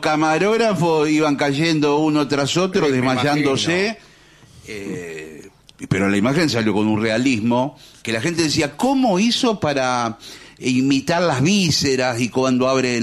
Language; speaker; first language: Spanish; native; Spanish